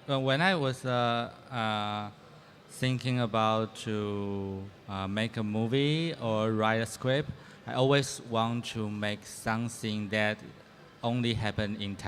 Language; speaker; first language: English; non-native, fluent; Chinese